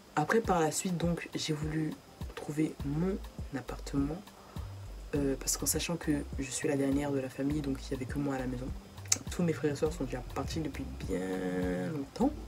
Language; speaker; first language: French; native; French